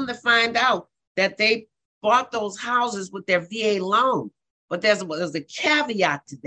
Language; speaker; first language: English; native; English